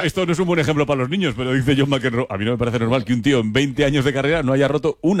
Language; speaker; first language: Spanish; native; Spanish